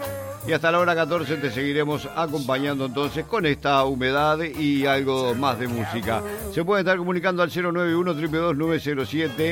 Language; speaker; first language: Spanish; native; Spanish